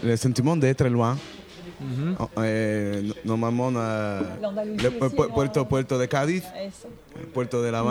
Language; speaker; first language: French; non-native, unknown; Spanish